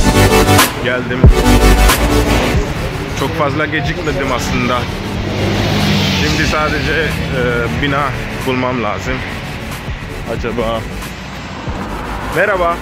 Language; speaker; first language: Turkish; non-native, fluent; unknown